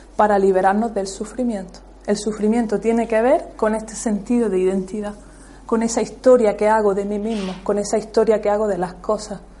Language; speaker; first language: Spanish; native; Spanish